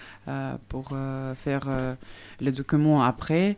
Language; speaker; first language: French; non-native, learner; Russian